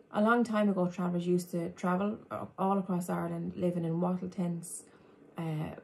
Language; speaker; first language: English; native; English